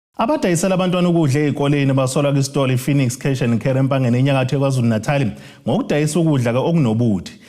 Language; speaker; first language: Zulu; native; Zulu